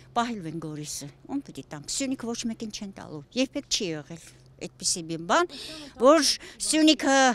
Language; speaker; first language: Armenian; native; Armenian